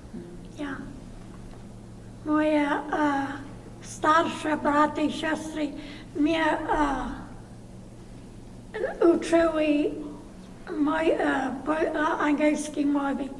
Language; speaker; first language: Polish; early bilingual, heritage; Polish